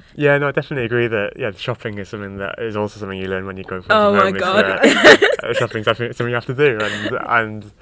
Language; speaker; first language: English; native; English